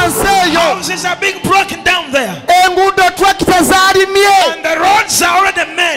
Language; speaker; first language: English; non-native, local second language; Ganda